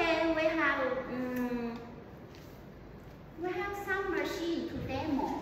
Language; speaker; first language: English; non-native, learner; Chinese